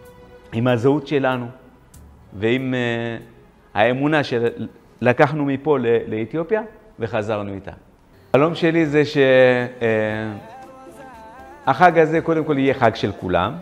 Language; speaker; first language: Hebrew; non-native, fluent; Amharic